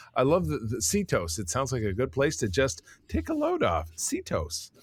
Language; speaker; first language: English; native; English